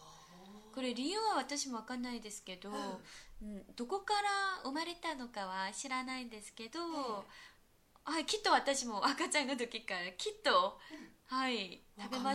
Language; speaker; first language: Japanese; non-native, fluent; Korean